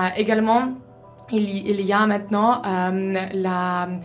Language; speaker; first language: French; non-native, fluent; Ukrainian